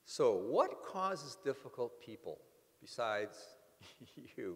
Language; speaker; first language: English; native; English